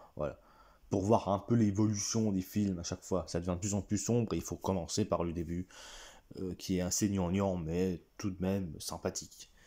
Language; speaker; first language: French; native; French